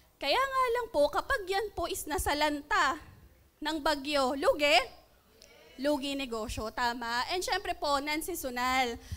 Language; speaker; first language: Filipino; native; Filipino